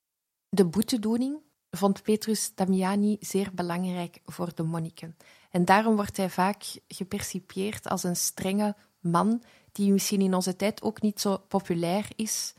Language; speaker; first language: Dutch; native; Dutch